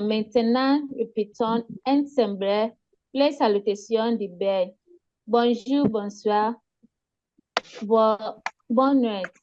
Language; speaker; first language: French; non-native, learner; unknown